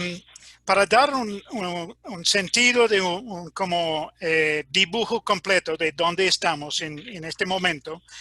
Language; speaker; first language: Spanish; non-native, fluent; English